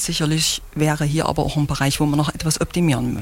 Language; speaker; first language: German; native; German